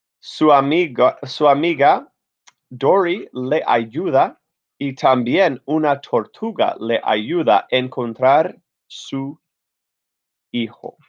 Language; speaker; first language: Spanish; non-native, fluent; English